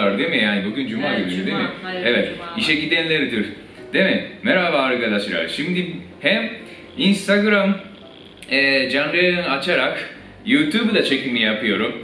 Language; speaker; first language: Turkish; non-native, fluent; Japanese